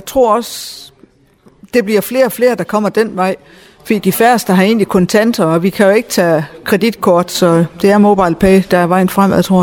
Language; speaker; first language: Danish; native; Danish